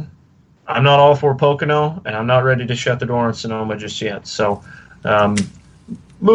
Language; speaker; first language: English; native; English